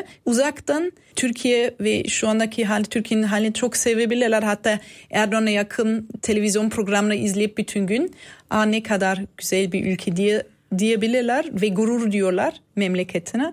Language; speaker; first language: Turkish; non-native, fluent; German